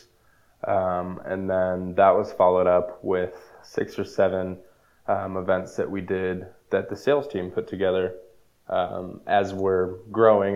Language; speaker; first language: English; native; English